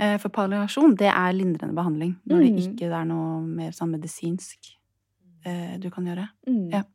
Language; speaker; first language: Norwegian; early bilingual, other home language; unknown